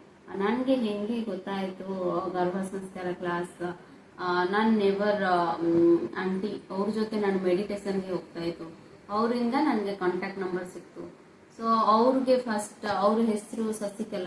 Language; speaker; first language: Kannada; non-native, local second language; Odia